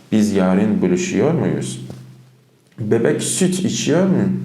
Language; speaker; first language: Turkish; non-native, fluent; Persian